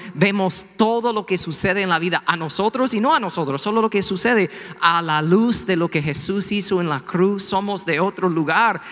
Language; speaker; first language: Spanish; non-native, fluent; English